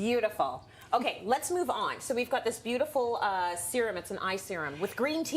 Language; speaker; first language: English; native; English